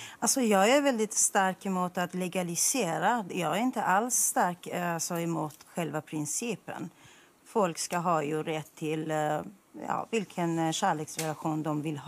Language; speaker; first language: Swedish; non-native, fluent; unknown